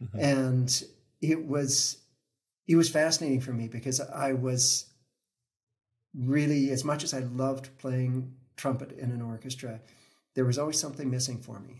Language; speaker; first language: English; native; English